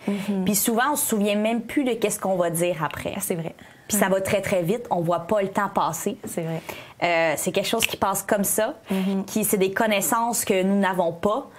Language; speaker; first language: French; native; French